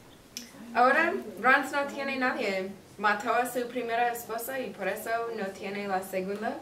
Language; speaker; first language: Spanish; non-native, learner; English